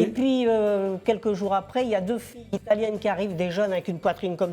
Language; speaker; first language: French; native; French